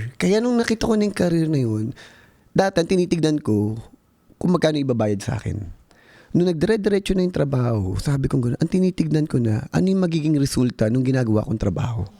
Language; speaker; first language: Filipino; native; Filipino